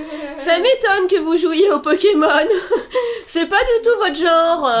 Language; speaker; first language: French; native; French